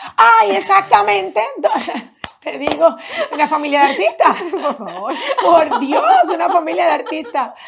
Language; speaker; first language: Spanish; native; Spanish